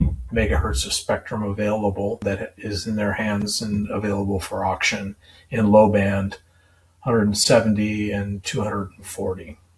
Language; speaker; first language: English; native; English